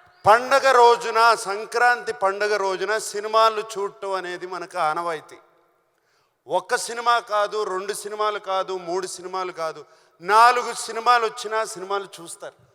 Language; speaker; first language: Telugu; native; Telugu